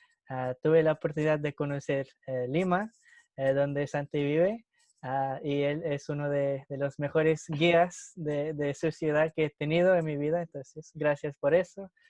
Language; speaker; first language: Spanish; non-native, fluent; English